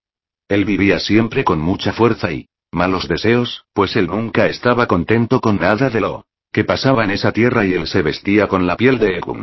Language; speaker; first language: Spanish; native; Spanish